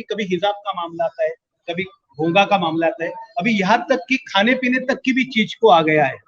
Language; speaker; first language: Hindi; non-native, local second language; Marathi